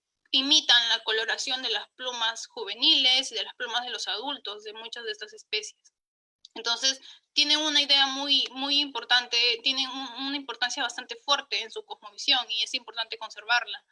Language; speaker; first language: Spanish; native; Spanish